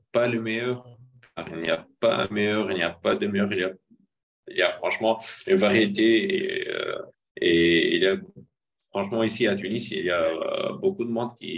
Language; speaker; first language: French; non-native, fluent; Arabic